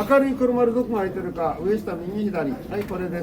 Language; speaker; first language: Japanese; native; Japanese